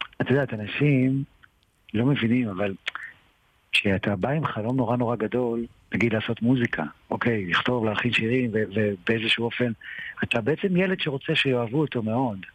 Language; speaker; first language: Hebrew; early bilingual, other home language; Georgian